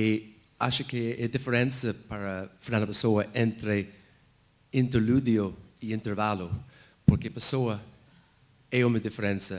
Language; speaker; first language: Portuguese; non-native, fluent; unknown